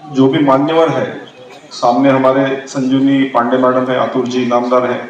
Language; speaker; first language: Hindi; non-native, local second language; Marathi